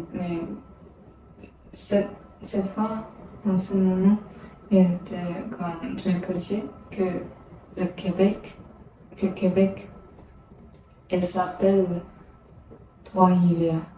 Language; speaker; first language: French; non-native, learner; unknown